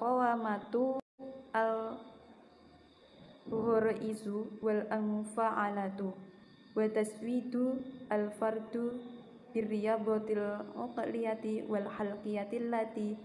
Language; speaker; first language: Arabic; non-native, learner; Indonesian